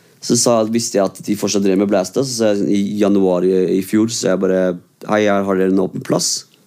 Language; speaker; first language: Norwegian; early bilingual, other home language; Kurdish